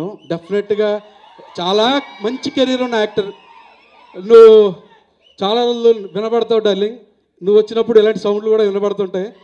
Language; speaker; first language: Telugu; native; Telugu